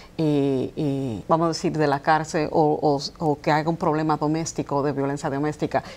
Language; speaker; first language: Spanish; early bilingual, heritage; Spanish